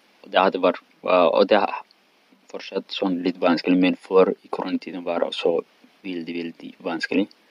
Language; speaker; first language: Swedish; non-native, learner; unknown